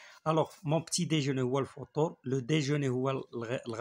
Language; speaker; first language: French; non-native, local second language; Arabic